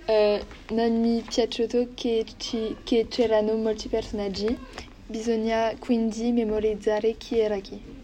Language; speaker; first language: Italian; non-native, learner; French